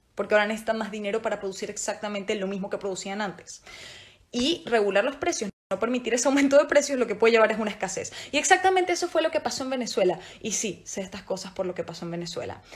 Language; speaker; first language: Spanish; native; Spanish